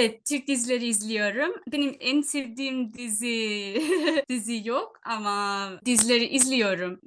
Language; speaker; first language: Turkish; non-native, fluent; Telugu